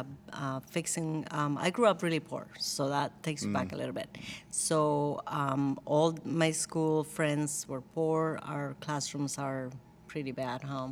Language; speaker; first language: English; non-native, fluent; Spanish